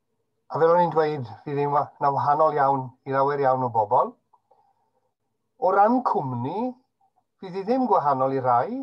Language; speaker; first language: Welsh; native; Welsh